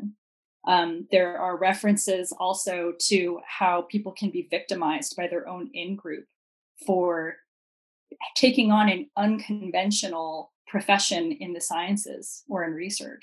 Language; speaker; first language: English; native; English